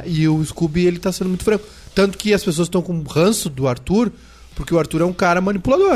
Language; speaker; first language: Portuguese; native; Portuguese